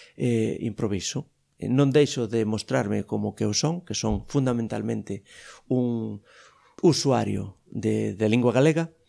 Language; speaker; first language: Galician; native; Galician